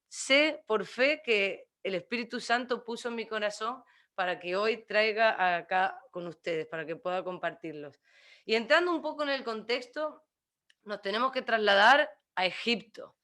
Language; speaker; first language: Spanish; native; Spanish